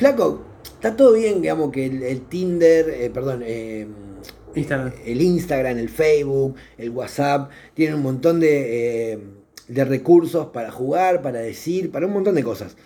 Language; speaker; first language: Spanish; native; Spanish